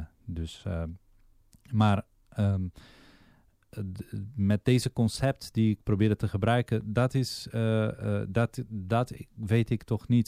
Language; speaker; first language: Dutch; non-native, fluent; Portuguese